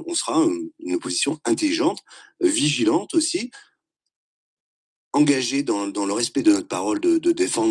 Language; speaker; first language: French; native; French